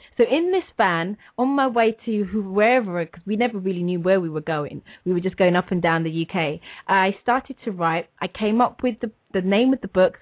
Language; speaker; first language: English; native; English